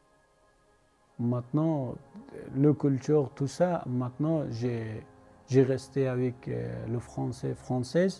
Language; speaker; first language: French; non-native, learner; Persian